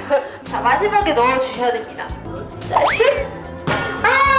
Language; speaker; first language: Korean; native; Korean